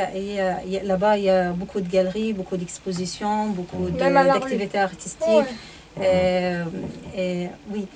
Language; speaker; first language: French; non-native, fluent; Arabic